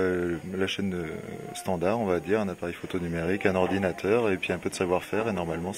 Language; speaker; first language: French; native; French